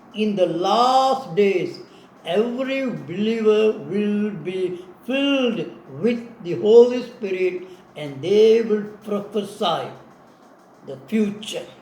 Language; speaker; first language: English; non-native, local second language; Tamil